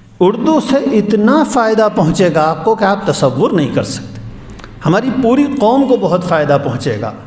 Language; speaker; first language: Urdu; native; Urdu